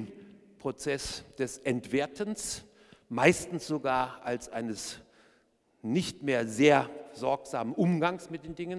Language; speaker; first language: German; native; German